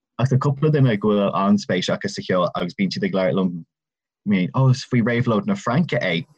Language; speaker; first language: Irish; non-native, local second language; English